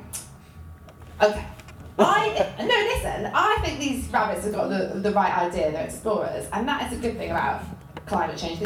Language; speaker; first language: English; native; English